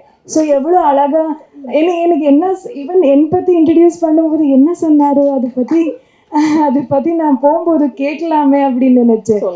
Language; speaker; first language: Tamil; non-native, local second language; Kannada